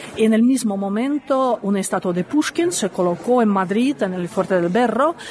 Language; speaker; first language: Spanish; non-native, fluent; Russian